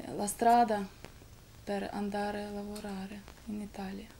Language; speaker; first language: Italian; non-native, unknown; Ukrainian